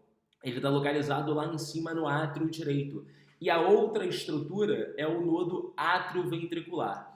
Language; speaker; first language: Portuguese; native; Portuguese